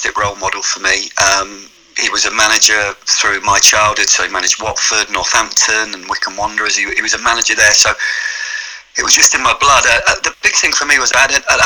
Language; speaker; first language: English; native; English